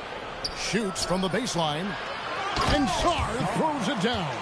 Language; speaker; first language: English; native; English